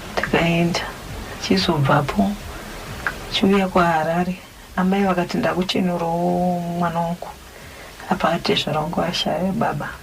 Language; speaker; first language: Shona; native; Shona